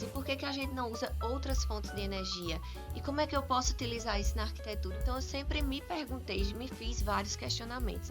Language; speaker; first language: Portuguese; native; Portuguese